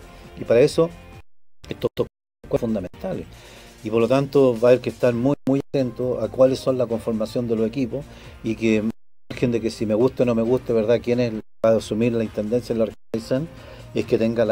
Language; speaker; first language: Spanish; native; Spanish